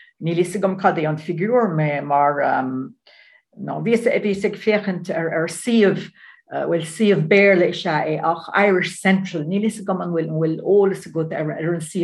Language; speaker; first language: Irish; non-native, learner; Dutch